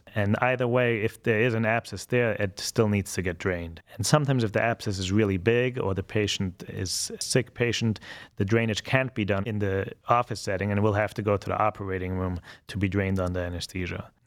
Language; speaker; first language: English; non-native, fluent; German